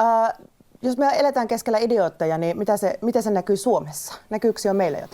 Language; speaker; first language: Finnish; native; Finnish